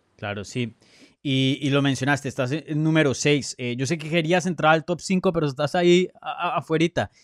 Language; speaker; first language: Spanish; native; Spanish